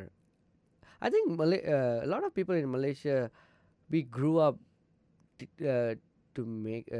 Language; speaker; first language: English; non-native, local second language; Tamil